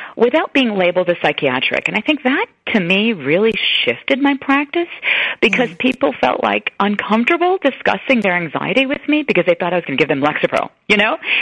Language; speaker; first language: English; native; English